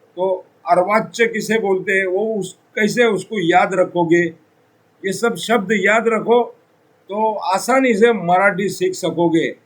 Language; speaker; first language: Hindi; non-native, local second language; Marathi